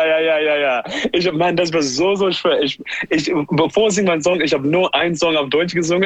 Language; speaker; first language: German; non-native, learner; English